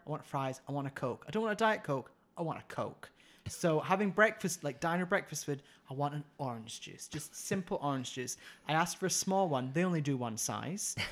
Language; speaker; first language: English; native; English